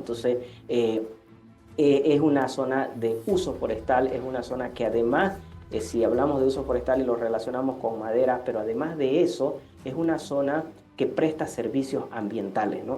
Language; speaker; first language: Spanish; native; Spanish